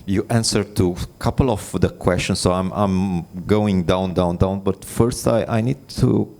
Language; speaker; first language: English; non-native, fluent; Romanian